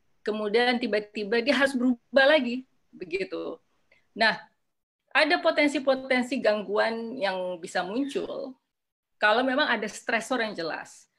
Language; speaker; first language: Indonesian; native; Indonesian